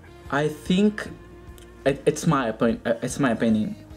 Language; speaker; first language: English; non-native, learner; Russian